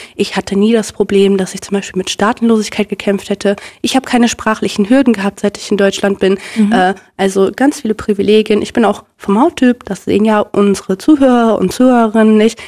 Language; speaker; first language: German; native; German